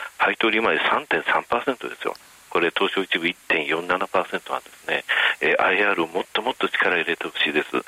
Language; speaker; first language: Japanese; native; Japanese